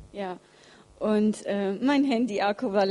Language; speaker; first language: German; early bilingual, other home language; Russian